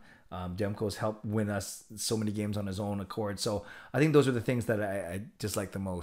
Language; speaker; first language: English; native; English